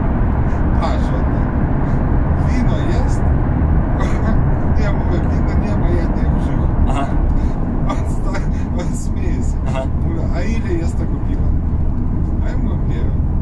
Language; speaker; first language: Polish; non-native, learner; Russian